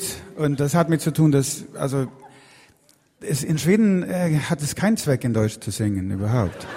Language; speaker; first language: German; non-native, fluent; Swedish